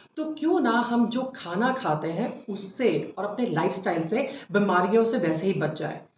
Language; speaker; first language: Hindi; native; Hindi